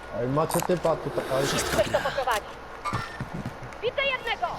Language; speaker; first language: Polish; native; Polish